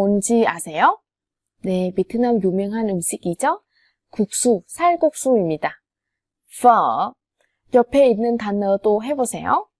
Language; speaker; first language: Korean; non-native, fluent; Vietnamese